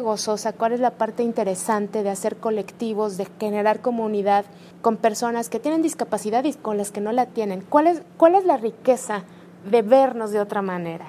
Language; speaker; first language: Spanish; native; Spanish